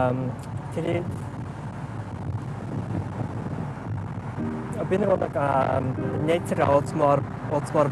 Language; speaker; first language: Mongolian; non-native, learner; English